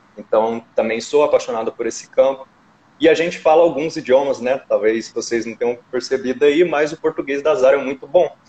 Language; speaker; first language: Portuguese; native; Portuguese